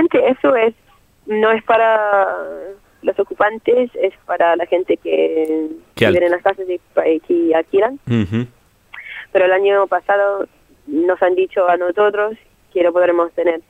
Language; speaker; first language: Spanish; non-native, fluent; French